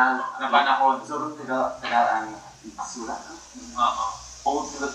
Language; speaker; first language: Filipino; non-native, learner; English